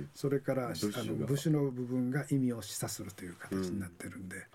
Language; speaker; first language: Japanese; native; Japanese